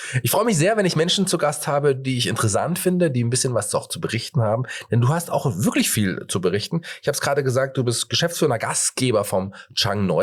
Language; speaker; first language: German; native; German